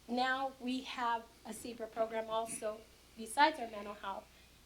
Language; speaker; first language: English; native; English